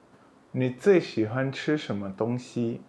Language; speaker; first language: Chinese; non-native, local second language; Indonesian